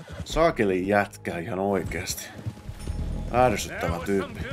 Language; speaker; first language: Finnish; native; Finnish